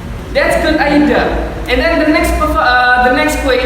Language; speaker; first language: English; non-native, fluent; Indonesian